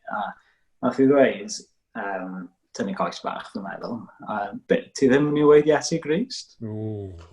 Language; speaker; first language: Welsh; native; Welsh